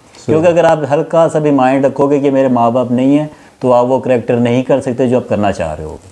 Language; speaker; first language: Urdu; native; Urdu